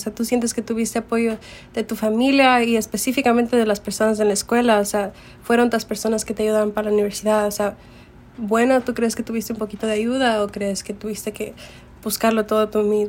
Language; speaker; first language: Spanish; early bilingual, heritage; Spanish